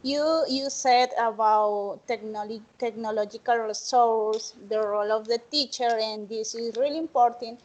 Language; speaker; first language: English; non-native, learner; Spanish